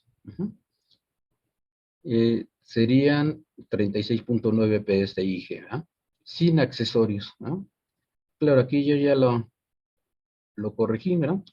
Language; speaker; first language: Spanish; native; Spanish